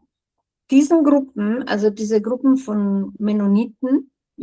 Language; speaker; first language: German; non-native, fluent; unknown